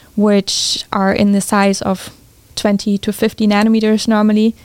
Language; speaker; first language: English; non-native, fluent; German